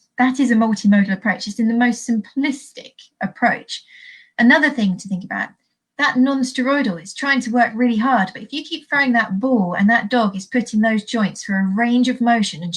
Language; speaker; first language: English; native; English